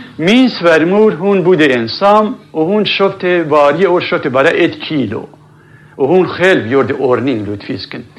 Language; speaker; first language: Swedish; non-native, fluent; Central Kurdish